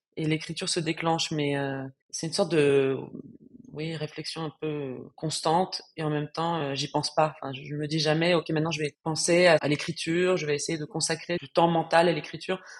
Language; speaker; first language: French; non-native, fluent; Spanish